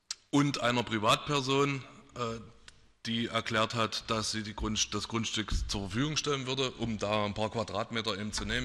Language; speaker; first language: German; native; German